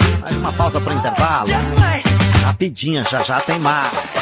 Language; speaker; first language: Portuguese; native; Portuguese